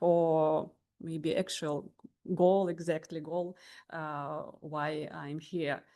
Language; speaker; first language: English; non-native, learner; Russian